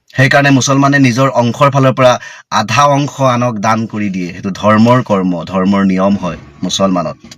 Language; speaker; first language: Assamese; native; Assamese